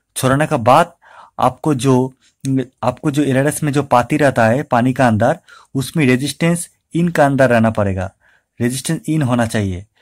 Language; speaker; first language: Hindi; non-native, local second language; Bangla